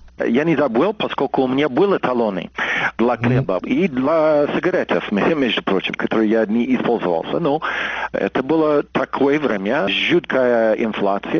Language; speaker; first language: Russian; non-native, fluent; English